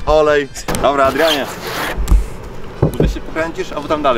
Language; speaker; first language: Polish; native; Polish